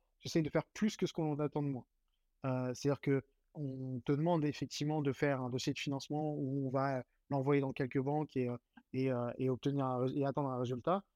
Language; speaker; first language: French; native; French